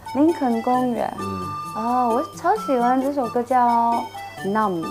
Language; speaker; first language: Chinese; non-native, fluent; Malay